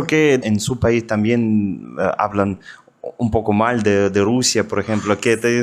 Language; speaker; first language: Spanish; non-native, fluent; Russian